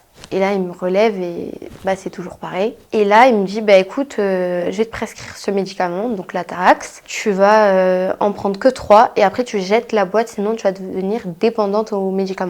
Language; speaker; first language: French; native; French